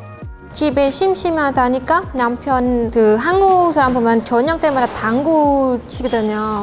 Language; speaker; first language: Korean; non-native, learner; Khmer